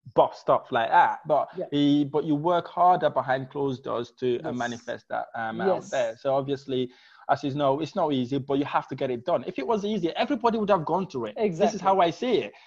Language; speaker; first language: English; non-native, fluent; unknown